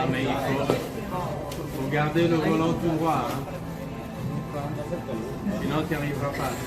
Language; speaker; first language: French; native; French